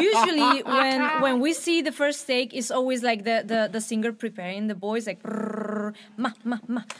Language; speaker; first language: English; non-native, fluent; Spanish